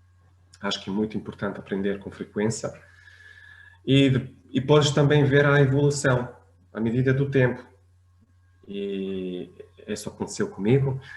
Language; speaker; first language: Portuguese; non-native, fluent; French